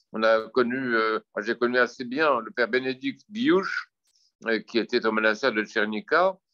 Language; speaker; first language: French; native; French